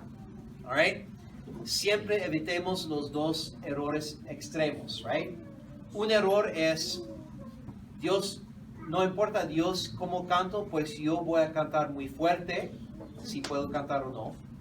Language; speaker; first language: Spanish; non-native, fluent; English